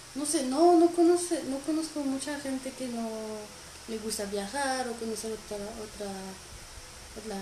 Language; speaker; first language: Spanish; non-native, fluent; French